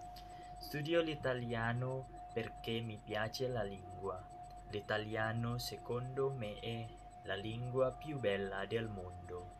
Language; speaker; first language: Italian; non-native, learner; Indonesian